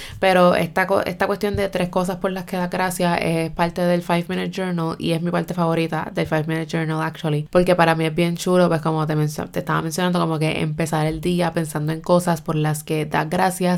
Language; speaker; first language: Spanish; native; Spanish